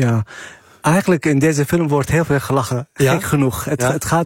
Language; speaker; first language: Dutch; non-native, fluent; Arabic